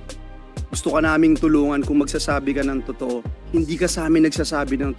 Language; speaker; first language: Filipino; native; Filipino